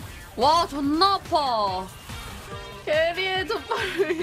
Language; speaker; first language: Korean; native; Korean